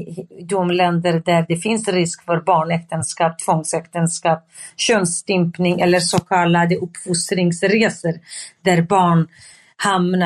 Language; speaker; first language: Swedish; non-native, fluent; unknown